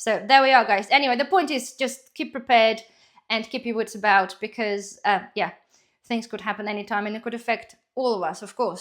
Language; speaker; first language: English; non-native, fluent; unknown